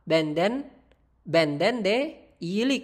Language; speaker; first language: Turkish; non-native, learner; Indonesian